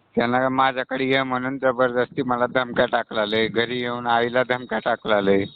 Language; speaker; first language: Marathi; native; Marathi